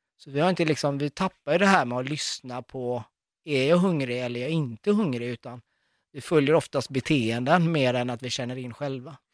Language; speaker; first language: Swedish; early bilingual, other home language; Arabic